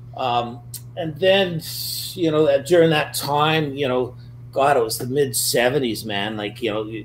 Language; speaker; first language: English; native; English